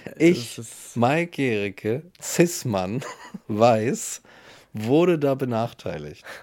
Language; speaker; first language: German; native; German